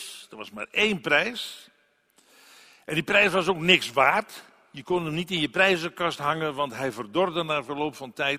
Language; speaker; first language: Dutch; native; Dutch